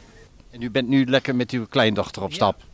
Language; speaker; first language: Dutch; native; Dutch